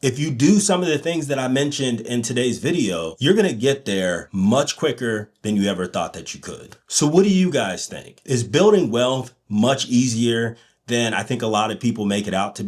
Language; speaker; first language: English; native; English